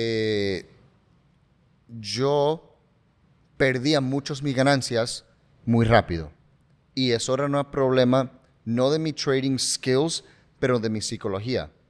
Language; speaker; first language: Spanish; early bilingual, heritage; English